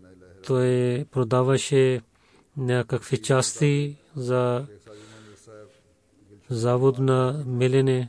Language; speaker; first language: Bulgarian; non-native, learner; Urdu